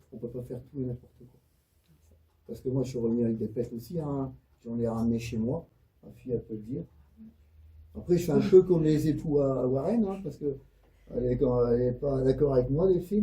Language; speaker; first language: French; native; French